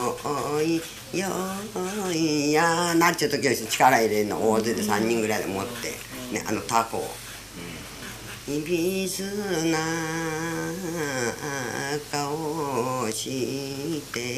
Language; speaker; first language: Japanese; native; Japanese